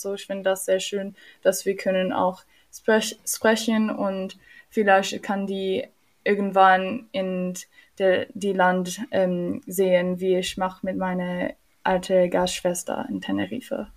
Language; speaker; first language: German; non-native, learner; English